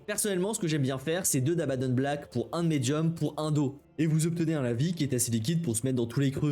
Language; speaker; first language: French; native; French